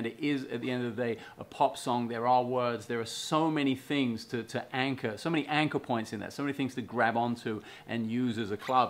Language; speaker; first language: English; native; English